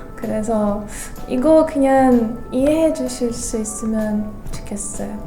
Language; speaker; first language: Korean; non-native, fluent; Russian